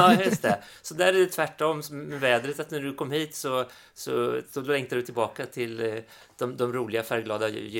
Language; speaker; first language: Swedish; native; Swedish